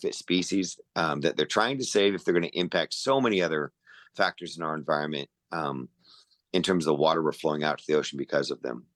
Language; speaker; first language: English; native; English